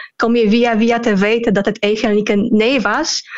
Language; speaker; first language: Dutch; non-native, fluent; Polish